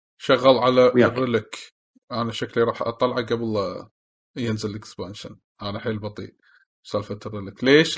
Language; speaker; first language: Arabic; native; Arabic